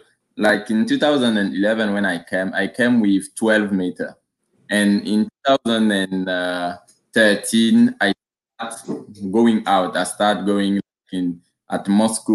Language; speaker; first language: English; non-native, learner; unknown